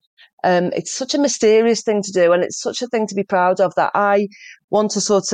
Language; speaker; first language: English; native; English